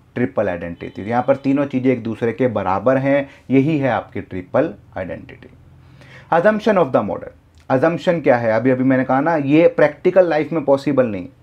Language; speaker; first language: Hindi; native; Hindi